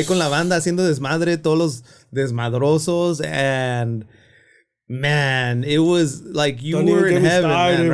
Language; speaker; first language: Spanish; early bilingual, heritage; Spanish